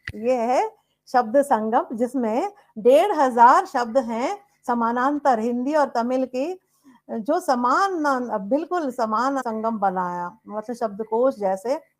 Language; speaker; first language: Hindi; non-native, local second language; Tamil